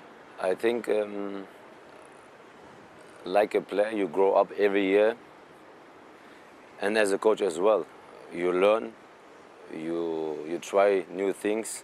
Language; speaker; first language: English; non-native, fluent; German